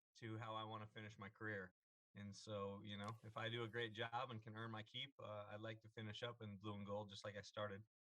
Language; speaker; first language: English; native; English